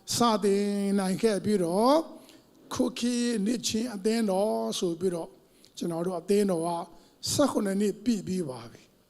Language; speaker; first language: Burmese; non-native, local second language; Tedim Chin